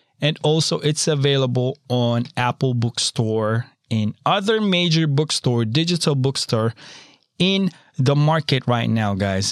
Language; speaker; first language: English; non-native, local second language; Filipino